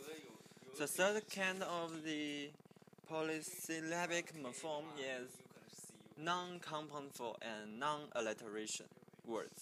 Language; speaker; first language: English; non-native, learner; Chinese